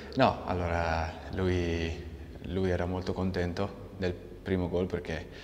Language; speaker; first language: Italian; non-native, fluent; Arabic